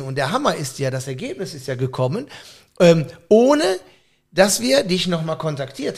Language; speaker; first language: German; native; German